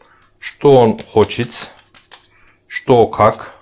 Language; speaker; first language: Russian; non-native, learner; Turkish